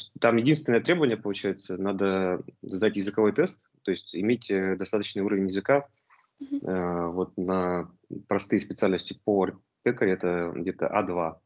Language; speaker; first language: Russian; native; Russian